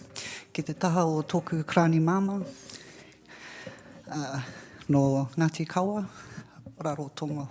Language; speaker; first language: Māori; non-native, local second language; English